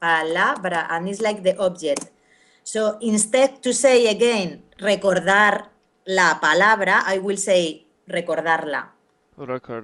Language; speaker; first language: English; non-native, learner; Spanish